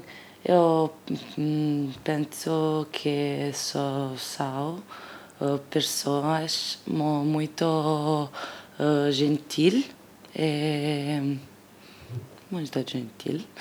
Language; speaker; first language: Portuguese; non-native, learner; Italian